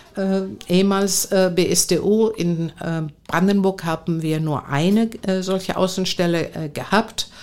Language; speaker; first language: German; non-native, fluent; Greek